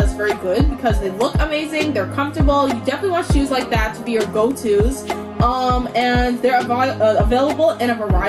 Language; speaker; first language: English; native; English